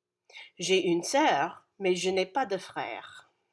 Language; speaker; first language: French; non-native, fluent; English